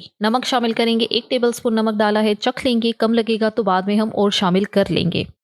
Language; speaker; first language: Hindi; native; Hindi